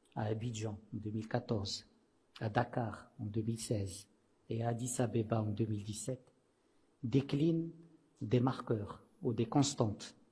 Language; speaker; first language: French; non-native, local second language; Arabic